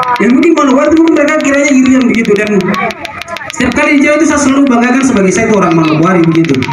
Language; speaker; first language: Indonesian; native; Indonesian